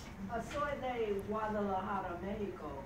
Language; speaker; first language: Spanish; non-native, learner; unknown